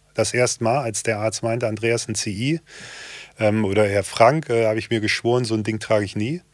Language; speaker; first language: German; native; German